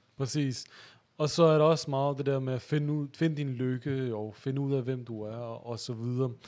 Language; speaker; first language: Danish; early bilingual, other home language; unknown